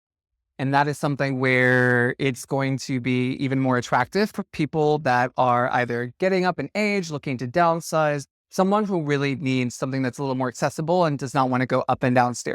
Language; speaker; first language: English; native; English